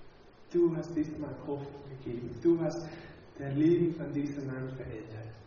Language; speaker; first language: German; non-native, fluent; English